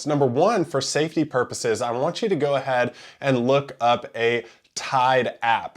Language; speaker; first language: English; native; English